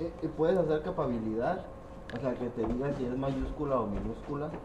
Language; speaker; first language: Spanish; native; Spanish